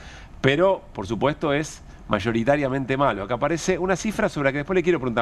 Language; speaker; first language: Spanish; native; Spanish